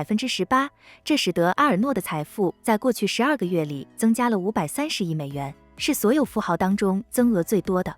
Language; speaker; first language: Chinese; native; Chinese